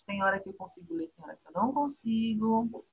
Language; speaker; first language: Portuguese; native; Portuguese